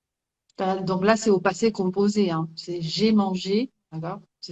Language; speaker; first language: French; native; French